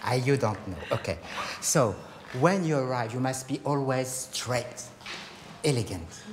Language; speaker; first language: English; non-native, learner; French